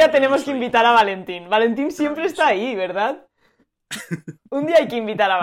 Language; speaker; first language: Spanish; native; Spanish